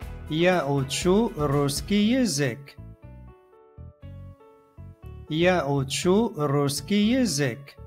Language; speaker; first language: Russian; non-native, learner; Arabic